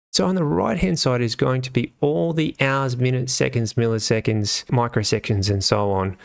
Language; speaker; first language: English; native; English